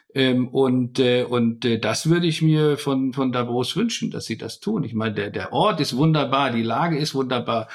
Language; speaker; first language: German; native; German